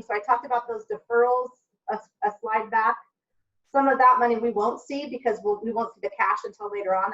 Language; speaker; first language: English; native; English